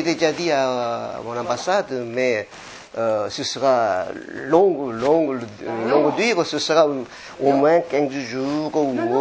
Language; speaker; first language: French; non-native, learner; Korean